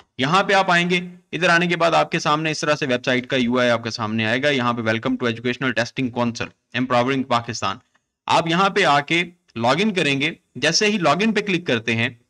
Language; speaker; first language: Urdu; non-native, local second language; Punjabi